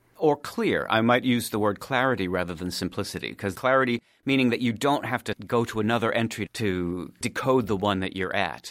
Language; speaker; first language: English; native; English